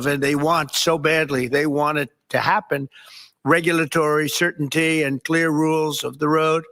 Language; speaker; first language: English; native; English